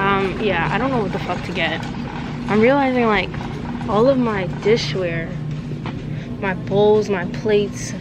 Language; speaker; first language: English; native; English